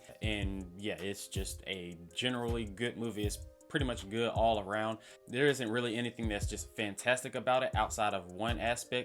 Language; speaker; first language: English; native; English